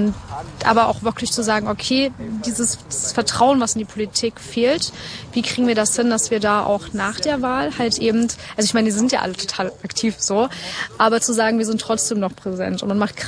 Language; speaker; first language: German; native; German